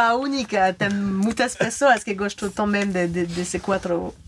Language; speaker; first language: Portuguese; non-native, learner; French